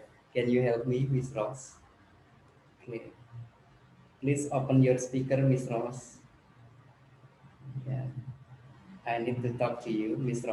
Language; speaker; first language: English; non-native, learner; Indonesian